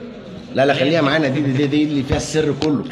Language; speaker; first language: Arabic; native; Arabic